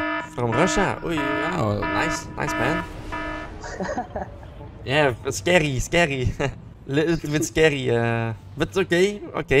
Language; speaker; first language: English; non-native, learner; Dutch